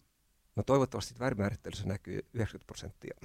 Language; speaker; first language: Finnish; native; Finnish